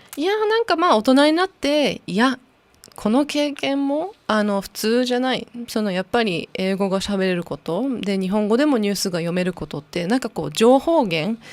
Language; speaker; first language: Japanese; non-native, local second language; English